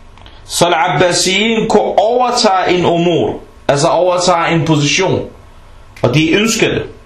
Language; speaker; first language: Danish; non-native, fluent; Arabic